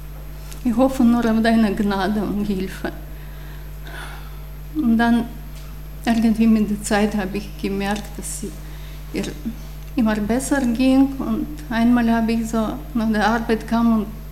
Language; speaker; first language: German; non-native, learner; Russian